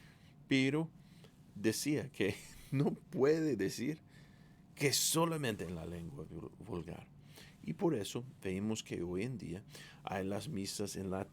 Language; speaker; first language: Spanish; non-native, fluent; English